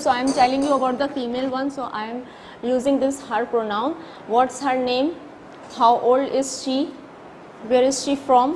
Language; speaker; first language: English; non-native, local second language; Urdu